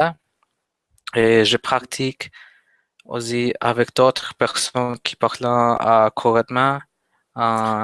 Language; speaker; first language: French; non-native, learner; Spanish